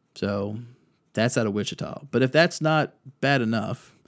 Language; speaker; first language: English; native; English